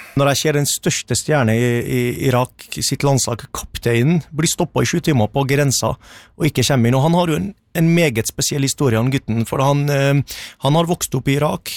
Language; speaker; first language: Norwegian; early bilingual, other home language; Arabic